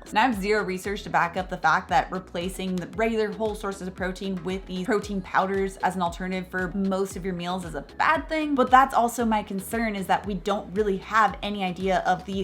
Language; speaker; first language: English; native; English